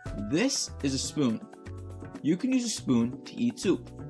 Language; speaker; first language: English; native; English